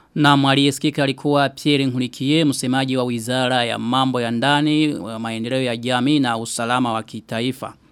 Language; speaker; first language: Swahili; non-native, local second language; Rundi